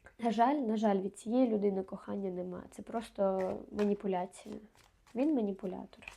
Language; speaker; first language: Ukrainian; non-native, local second language; Russian